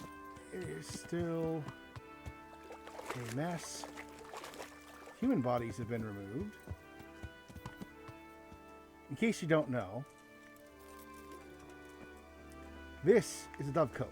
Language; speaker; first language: English; native; English